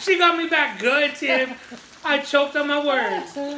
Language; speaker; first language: English; early bilingual, other home language; Spanish